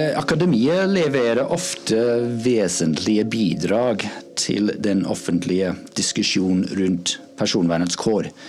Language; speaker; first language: Norwegian; non-native, fluent; English